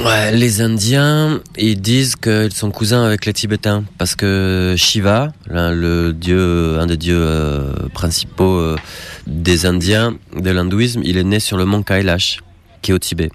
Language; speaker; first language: French; native; French